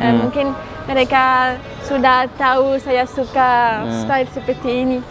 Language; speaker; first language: Indonesian; non-native, learner; French